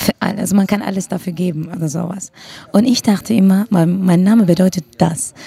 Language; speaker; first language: German; non-native, fluent; Kurdish